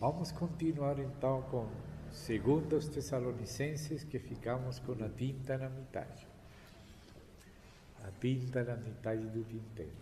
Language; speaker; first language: Portuguese; non-native, fluent; Spanish